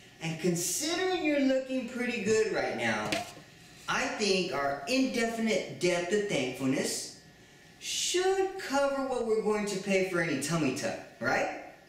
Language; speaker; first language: English; early bilingual, other home language; Spanish